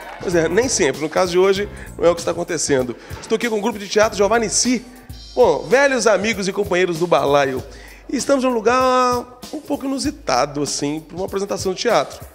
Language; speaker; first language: Portuguese; native; Portuguese